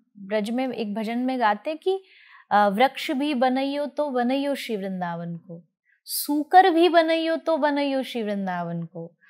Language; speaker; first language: Hindi; native; Hindi